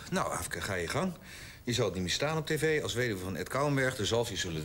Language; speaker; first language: Dutch; native; Dutch